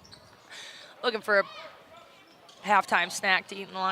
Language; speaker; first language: English; native; English